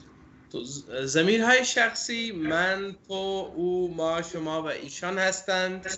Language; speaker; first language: Persian; non-native, fluent; Urdu